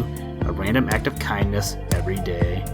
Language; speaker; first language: English; native; English